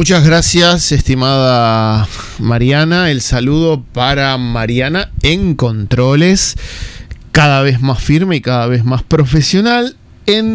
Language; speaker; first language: Spanish; native; Spanish